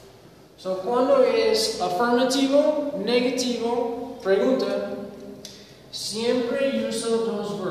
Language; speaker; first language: Spanish; non-native, learner; English